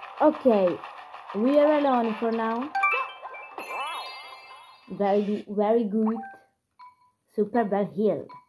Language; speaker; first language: English; non-native, learner; Italian